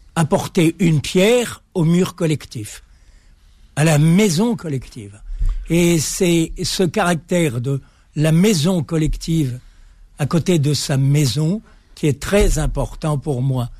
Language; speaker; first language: French; native; French